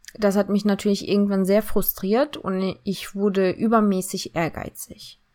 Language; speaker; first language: German; early bilingual, other home language; Turkish